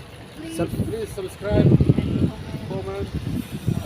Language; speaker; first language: English; non-native, learner; Somali